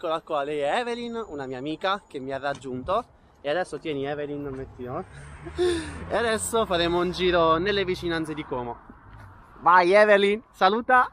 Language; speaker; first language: Italian; native; Italian